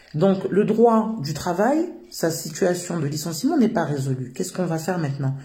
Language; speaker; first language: French; native; French